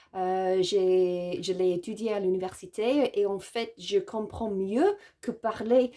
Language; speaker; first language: French; non-native, learner; English